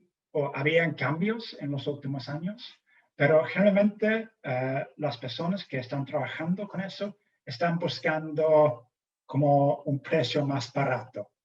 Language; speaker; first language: Spanish; non-native, fluent; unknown